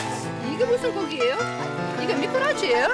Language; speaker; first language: Korean; non-native, learner; English